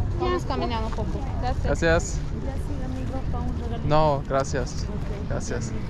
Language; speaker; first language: Spanish; non-native, learner; German